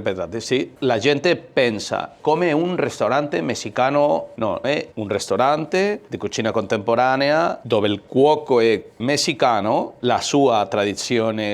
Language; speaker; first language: Italian; non-native, learner; Spanish